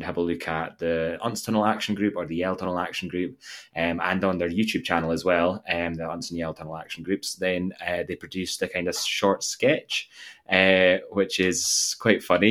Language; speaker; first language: English; native; English